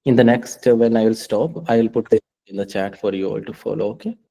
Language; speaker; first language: English; non-native, local second language; Punjabi